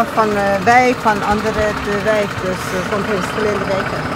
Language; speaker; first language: Dutch; non-native, fluent; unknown